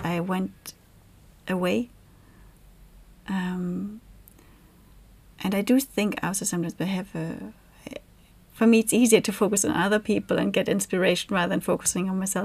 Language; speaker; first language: English; non-native, fluent; German